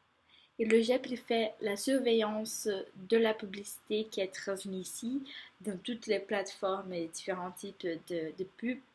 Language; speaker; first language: French; non-native, fluent; Portuguese